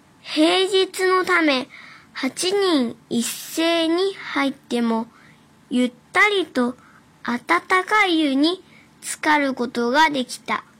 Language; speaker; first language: Japanese; early bilingual, other home language; Chinese